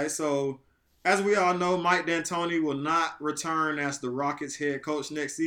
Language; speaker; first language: English; native; English